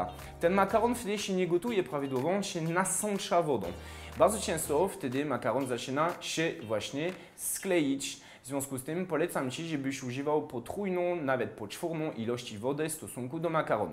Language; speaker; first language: Polish; non-native, fluent; French